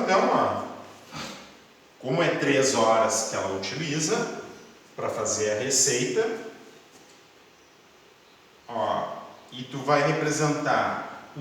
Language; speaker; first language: Portuguese; native; Portuguese